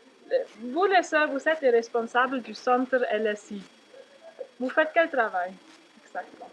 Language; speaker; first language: French; non-native, fluent; German